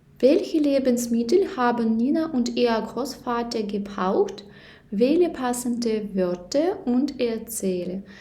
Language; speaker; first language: German; non-native, learner; Ukrainian